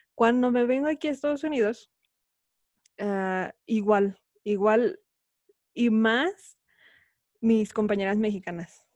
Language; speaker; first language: Spanish; native; Spanish